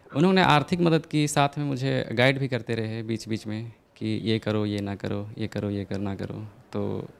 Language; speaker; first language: Hindi; native; Hindi